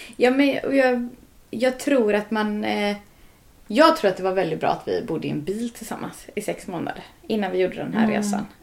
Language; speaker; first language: Swedish; native; Swedish